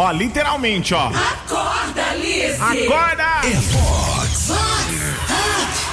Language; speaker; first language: Portuguese; native; Portuguese